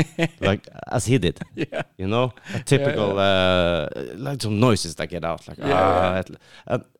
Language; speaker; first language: English; non-native, fluent; Norwegian